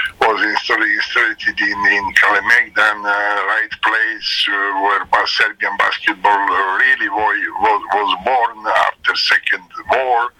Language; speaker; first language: English; non-native, learner; Serbian